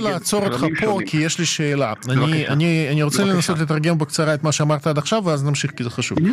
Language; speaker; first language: Hebrew; non-native, fluent; Russian